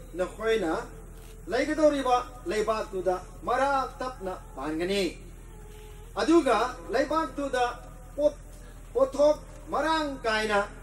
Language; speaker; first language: Manipuri; non-native, local second language; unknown